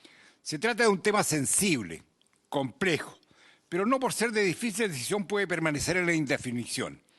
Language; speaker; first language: Spanish; native; Spanish